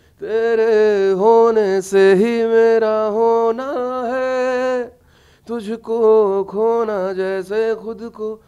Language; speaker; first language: Hindi; native; Hindi